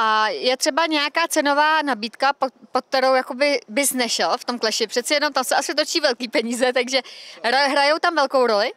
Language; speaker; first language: Czech; native; Czech